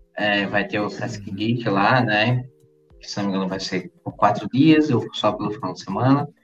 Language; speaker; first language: Portuguese; native; Portuguese